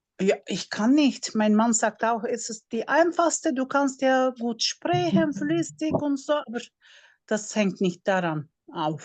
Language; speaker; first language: German; non-native, fluent; Turkish